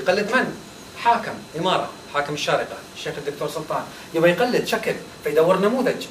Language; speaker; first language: Arabic; native; Arabic